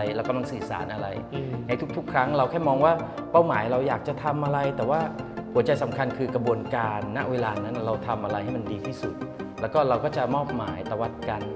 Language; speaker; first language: Thai; native; Thai